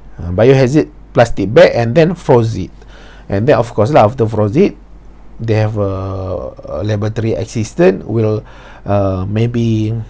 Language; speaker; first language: English; non-native, local second language; Malay